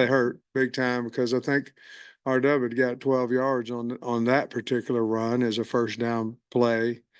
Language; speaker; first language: English; native; English